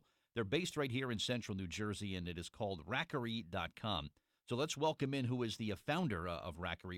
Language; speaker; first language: English; native; English